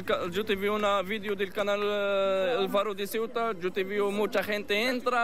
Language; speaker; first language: Spanish; non-native, learner; Arabic